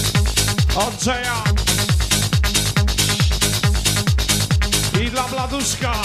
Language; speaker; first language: Polish; native; Polish